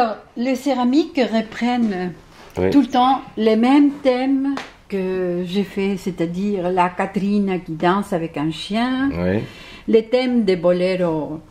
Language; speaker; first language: French; non-native, fluent; Spanish